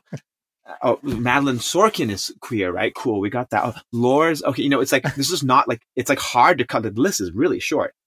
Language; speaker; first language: English; non-native, local second language; Chinese